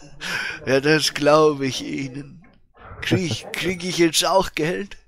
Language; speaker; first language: German; native; German